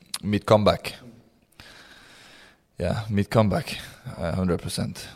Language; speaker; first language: Swedish; non-native, learner; Danish